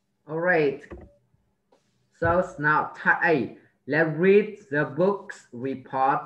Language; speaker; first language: English; non-native, learner; Vietnamese